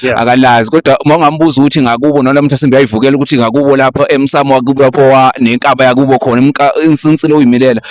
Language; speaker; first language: Zulu; native; Zulu